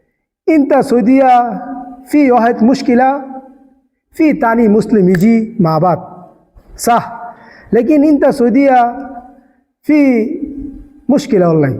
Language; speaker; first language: Arabic; non-native, learner; Bangla